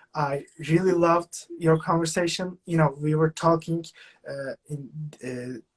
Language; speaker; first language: English; non-native, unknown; Turkish